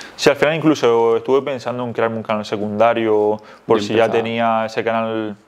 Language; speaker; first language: Spanish; native; Spanish